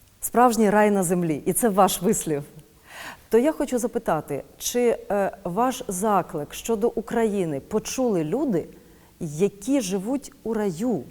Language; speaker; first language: Ukrainian; native; Ukrainian